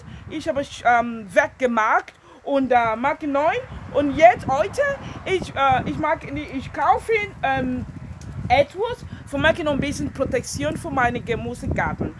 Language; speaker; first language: German; non-native, learner; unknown